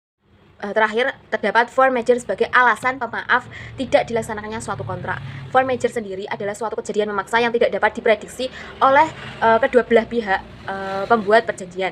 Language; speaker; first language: Indonesian; native; Indonesian